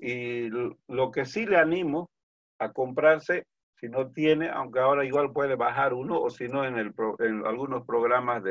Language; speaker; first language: Spanish; native; Spanish